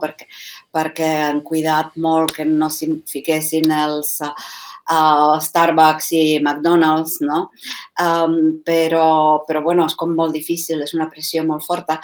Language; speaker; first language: Catalan; non-native, fluent; Czech